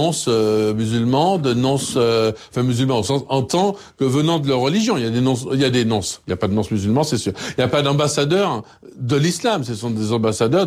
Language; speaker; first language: French; native; French